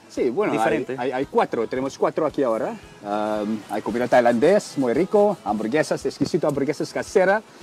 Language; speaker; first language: Spanish; non-native, learner; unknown